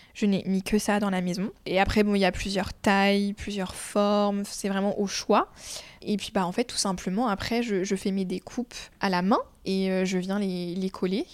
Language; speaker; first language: French; native; French